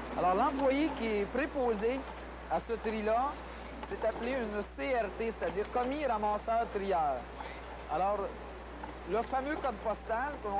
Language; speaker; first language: French; native; French